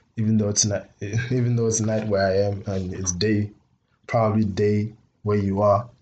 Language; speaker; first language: English; non-native, local second language; Tswana